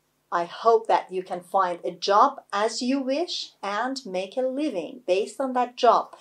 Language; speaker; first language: English; non-native, fluent; Persian